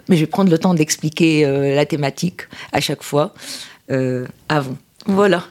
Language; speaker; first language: French; non-native, local second language; Arabic